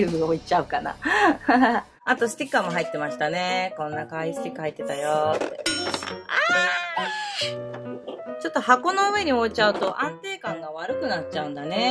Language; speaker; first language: Japanese; native; Japanese